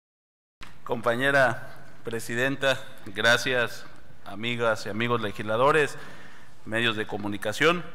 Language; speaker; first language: Spanish; native; Spanish